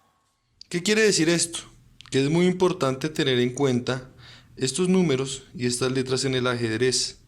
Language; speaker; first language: Spanish; native; Spanish